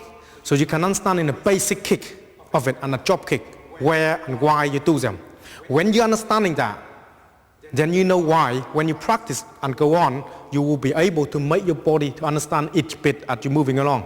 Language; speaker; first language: English; non-native, fluent; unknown